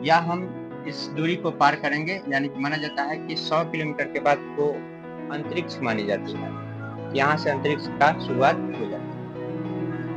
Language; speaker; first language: Hindi; native; Hindi